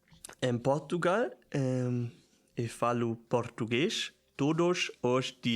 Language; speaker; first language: Portuguese; non-native, learner; German